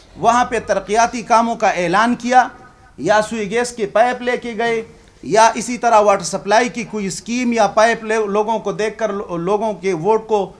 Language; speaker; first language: Urdu; non-native, local second language; Pashto